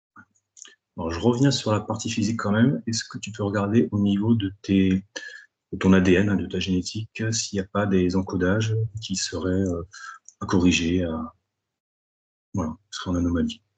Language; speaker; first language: French; native; French